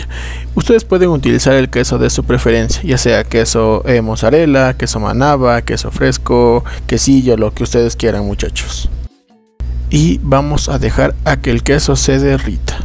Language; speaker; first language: Spanish; native; Spanish